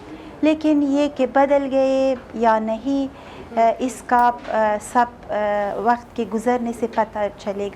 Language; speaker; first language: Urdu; non-native, fluent; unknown